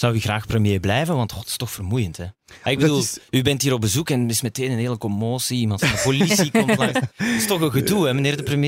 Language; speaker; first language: Dutch; native; Dutch